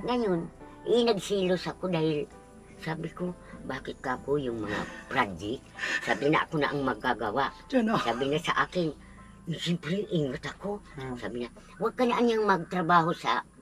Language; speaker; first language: Filipino; non-native, local second language; Bikol